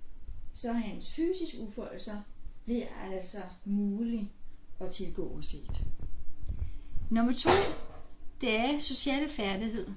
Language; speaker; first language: Danish; non-native, fluent; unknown